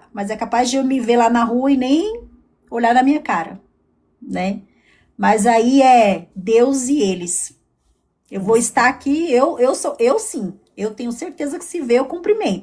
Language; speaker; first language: Portuguese; native; Portuguese